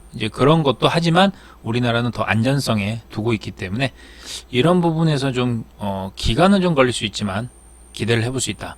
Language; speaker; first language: Korean; native; Korean